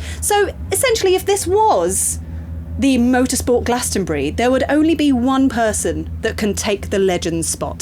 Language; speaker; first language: English; native; English